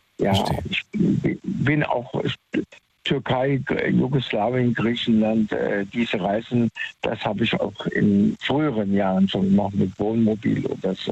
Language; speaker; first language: German; native; German